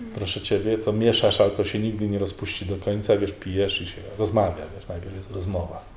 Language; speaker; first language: Polish; native; Polish